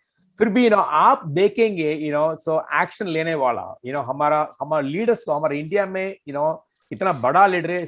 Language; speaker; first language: Hindi; non-native, fluent; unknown